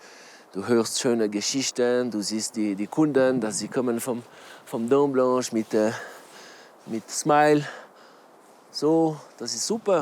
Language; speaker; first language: German; non-native, learner; French